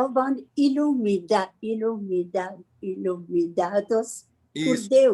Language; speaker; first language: Portuguese; non-native, learner; Persian